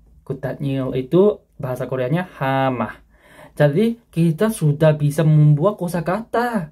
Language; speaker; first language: Indonesian; non-native, fluent; Korean